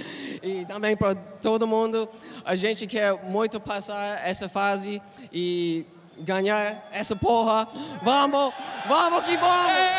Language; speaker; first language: Portuguese; non-native, learner; English